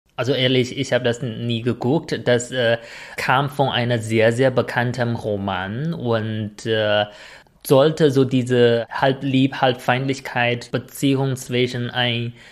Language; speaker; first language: German; non-native, fluent; Chinese